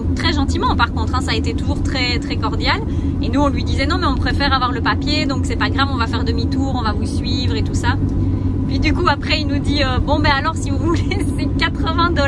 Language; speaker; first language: French; native; French